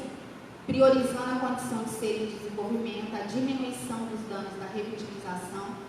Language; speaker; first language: Portuguese; native; Portuguese